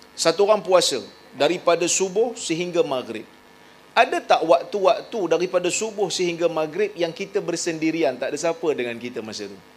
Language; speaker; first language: Malay; native; Malay